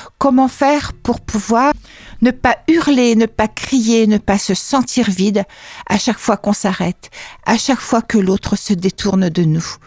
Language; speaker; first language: French; native; French